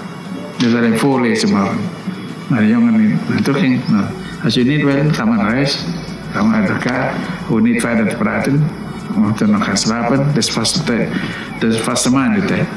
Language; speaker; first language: Dutch; non-native, local second language; Minangkabau